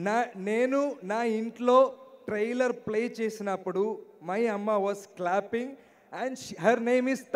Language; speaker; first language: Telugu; non-native, learner; Malayalam